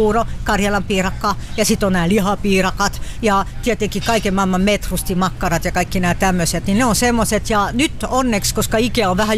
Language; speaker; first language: Finnish; non-native, fluent; French